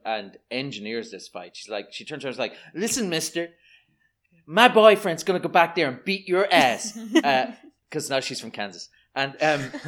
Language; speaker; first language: English; native; English